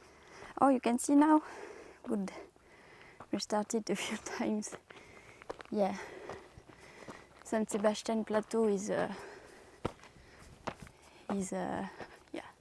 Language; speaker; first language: English; non-native, fluent; French